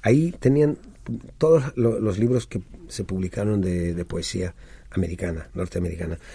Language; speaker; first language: Spanish; early bilingual, other home language; Hebrew